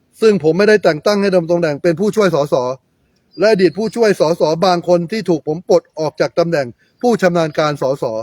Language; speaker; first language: Thai; native; Thai